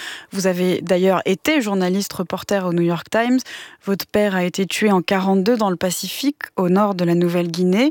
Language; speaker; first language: French; native; French